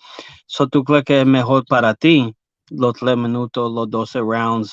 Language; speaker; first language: Spanish; early bilingual, heritage; English